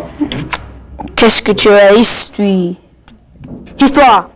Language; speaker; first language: French; non-native, learner; English